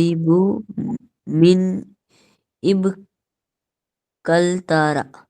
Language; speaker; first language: Arabic; non-native, learner; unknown